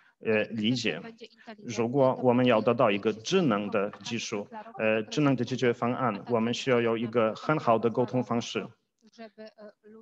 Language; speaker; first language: Chinese; non-native, fluent; Polish